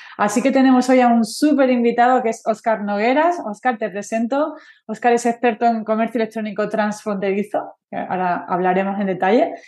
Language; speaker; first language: Spanish; native; Spanish